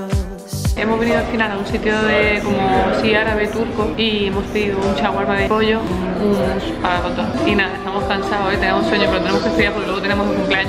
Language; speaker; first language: Spanish; native; Spanish